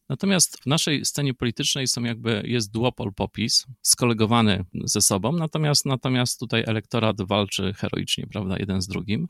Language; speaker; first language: Polish; native; Polish